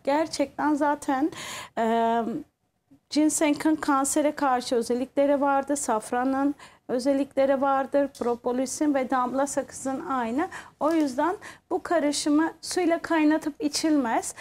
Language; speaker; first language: Turkish; non-native, fluent; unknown